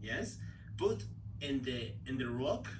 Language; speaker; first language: English; non-native, learner; Spanish